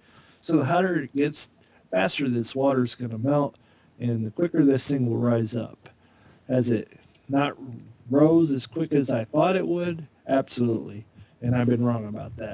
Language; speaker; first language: English; native; English